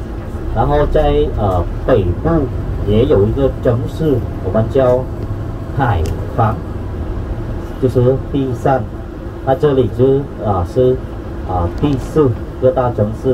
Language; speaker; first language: Chinese; non-native, fluent; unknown